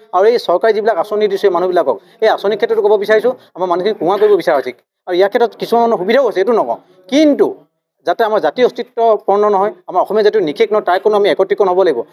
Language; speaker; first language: Assamese; native; Assamese